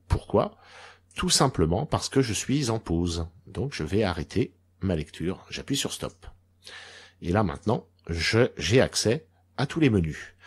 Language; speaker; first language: French; native; French